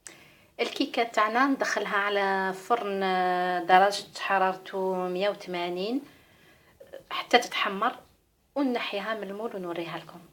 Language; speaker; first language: Arabic; native; Arabic